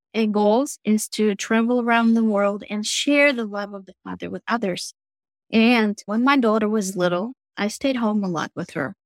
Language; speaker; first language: English; non-native, fluent; Russian